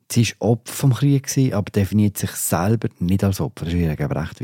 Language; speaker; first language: German; native; German